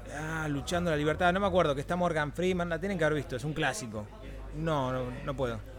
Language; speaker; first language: Spanish; native; Spanish